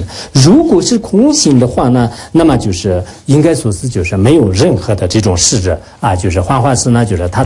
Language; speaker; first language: Chinese; non-native, local second language; Tibetan